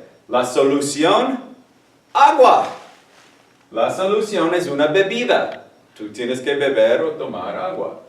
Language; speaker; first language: Spanish; non-native, fluent; English